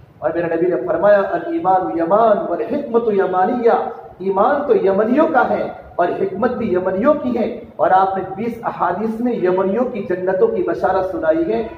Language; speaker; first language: Urdu; non-native, local second language; Gujarati